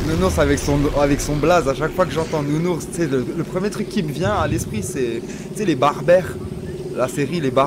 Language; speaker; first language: French; native; French